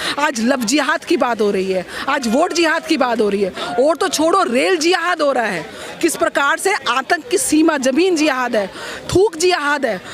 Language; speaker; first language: Hindi; native; Hindi